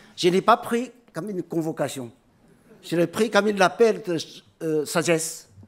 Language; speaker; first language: French; non-native, fluent; Chinese